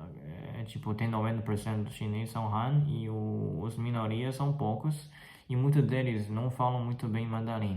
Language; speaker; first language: Portuguese; non-native, fluent; Chinese